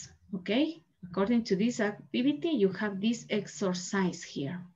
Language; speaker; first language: English; non-native, learner; Spanish